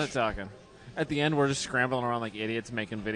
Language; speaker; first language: English; native; English